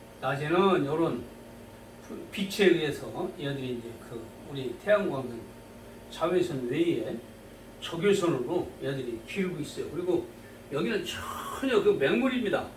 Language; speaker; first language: Korean; native; Korean